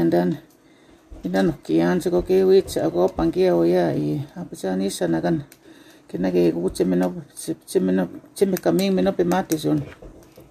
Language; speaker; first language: English; non-native, local second language; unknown